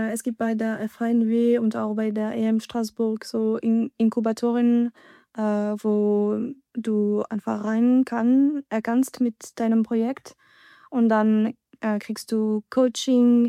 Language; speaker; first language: German; non-native, fluent; French